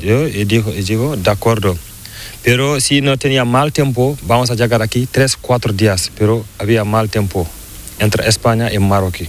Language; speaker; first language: Spanish; non-native, learner; Fula